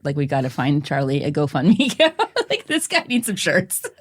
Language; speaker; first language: English; native; English